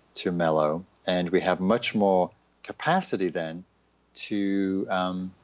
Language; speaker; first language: English; native; English